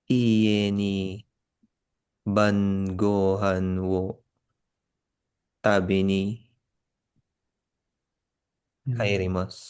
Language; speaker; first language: Japanese; non-native, learner; Filipino